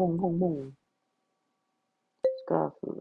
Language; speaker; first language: Japanese; non-native, learner; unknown